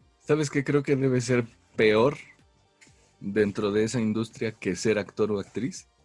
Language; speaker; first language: Spanish; native; Spanish